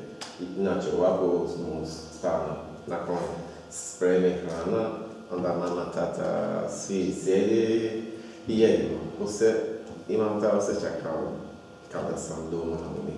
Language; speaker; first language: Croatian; non-native, learner; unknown